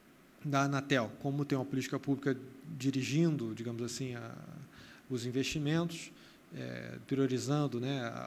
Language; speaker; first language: Portuguese; native; Portuguese